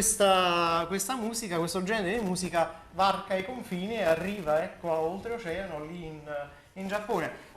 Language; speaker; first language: Italian; native; Italian